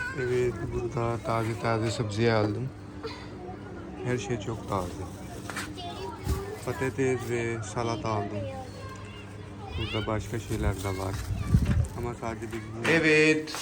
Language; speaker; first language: Turkish; non-native, learner; Urdu